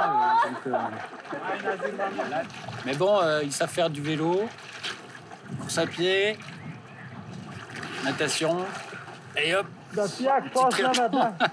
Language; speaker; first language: French; native; French